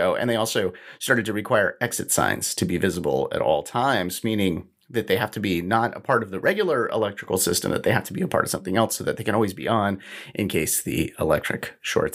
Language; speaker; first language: English; native; English